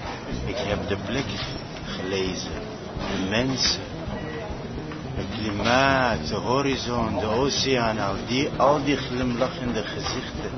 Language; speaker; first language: Dutch; non-native, fluent; Arabic